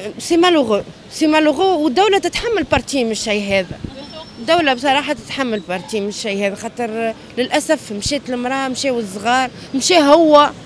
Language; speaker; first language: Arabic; native; Arabic